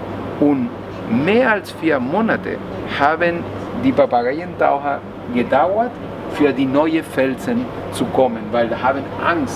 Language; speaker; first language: German; non-native, learner; Spanish